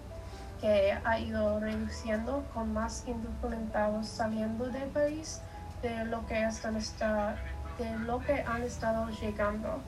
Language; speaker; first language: Spanish; non-native, learner; English